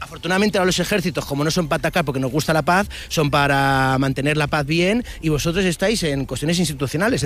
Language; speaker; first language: Spanish; native; Spanish